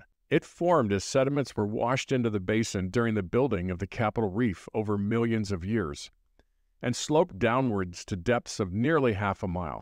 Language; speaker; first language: English; native; English